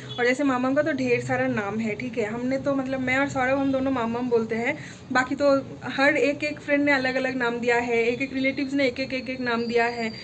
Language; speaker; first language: Hindi; non-native, local second language; Bangla